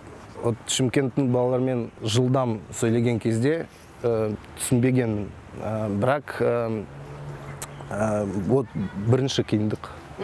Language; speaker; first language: Kazakh; non-native, local second language; Russian